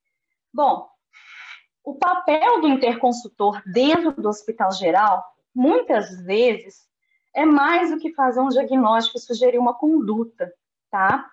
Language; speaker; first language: Portuguese; native; Portuguese